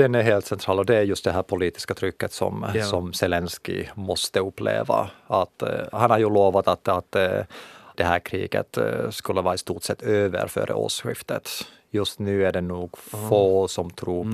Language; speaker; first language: Swedish; non-native, local second language; Finnish